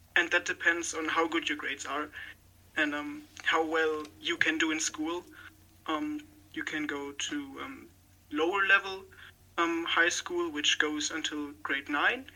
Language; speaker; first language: English; non-native, fluent; German